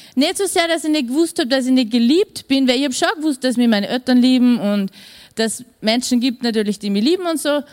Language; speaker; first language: German; native; German